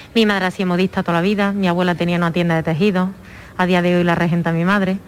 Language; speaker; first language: Spanish; native; Spanish